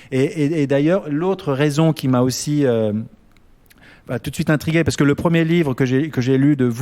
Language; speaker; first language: French; native; French